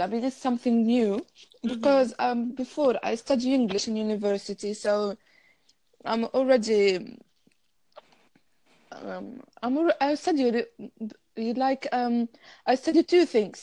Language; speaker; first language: English; non-native, fluent; Arabic